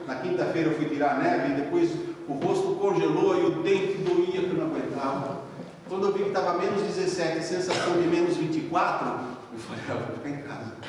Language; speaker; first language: Portuguese; native; Portuguese